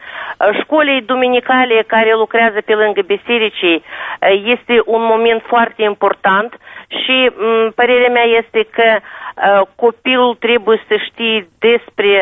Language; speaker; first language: Romanian; non-native, local second language; Russian